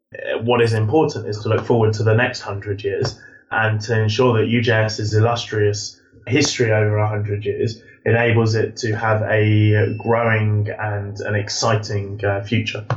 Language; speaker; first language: English; native; English